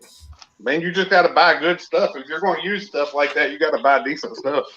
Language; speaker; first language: English; native; English